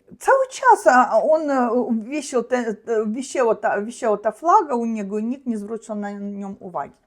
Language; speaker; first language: Polish; non-native, learner; Russian